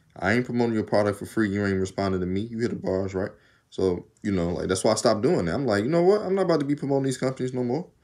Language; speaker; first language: English; native; English